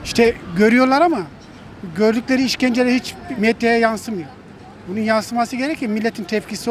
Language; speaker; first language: Turkish; native; Turkish